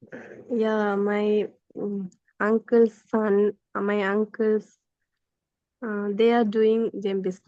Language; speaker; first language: English; non-native, learner; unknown